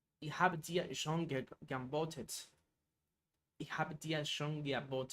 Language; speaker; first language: German; non-native, learner; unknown